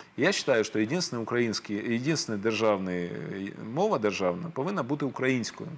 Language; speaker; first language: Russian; native; Russian